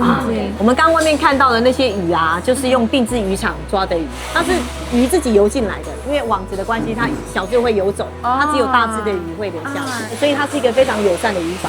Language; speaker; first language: Chinese; native; Chinese